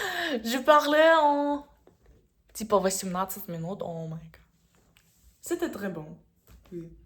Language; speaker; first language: French; non-native, learner; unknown